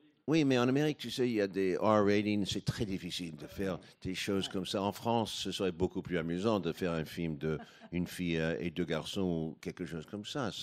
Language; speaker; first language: French; non-native, fluent; English